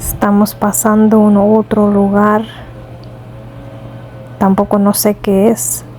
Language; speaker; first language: Spanish; non-native, fluent; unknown